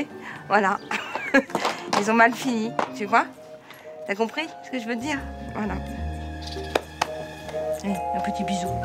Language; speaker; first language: French; native; French